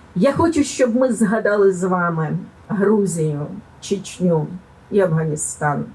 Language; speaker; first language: Ukrainian; native; Ukrainian